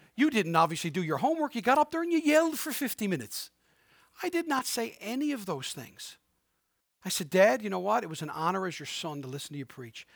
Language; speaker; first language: English; native; English